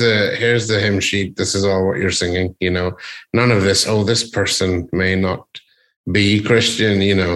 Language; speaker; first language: English; native; English